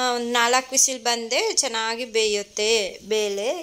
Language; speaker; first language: Kannada; non-native, fluent; Sinhala